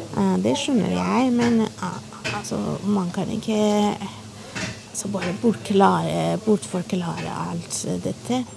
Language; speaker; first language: Norwegian; non-native, fluent; Persian